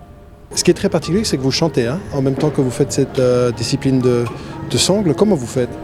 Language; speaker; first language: French; native; French